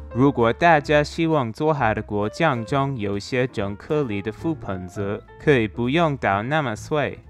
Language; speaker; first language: Chinese; non-native, fluent; English